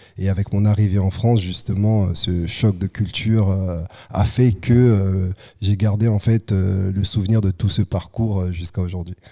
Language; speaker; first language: French; early bilingual, other home language; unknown